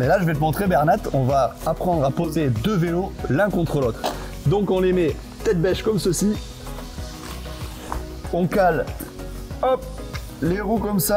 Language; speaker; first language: French; native; French